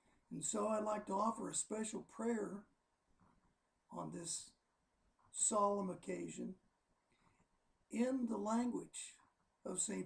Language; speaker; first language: English; native; English